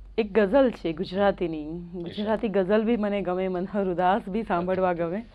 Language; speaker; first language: Gujarati; native; Gujarati